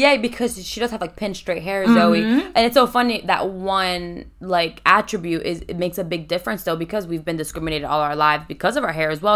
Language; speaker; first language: English; early bilingual, other home language; Spanish